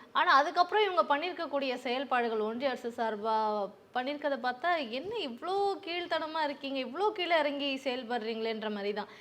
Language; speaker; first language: Tamil; native; Tamil